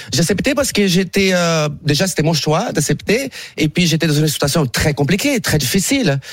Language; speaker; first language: French; non-native, fluent; Portuguese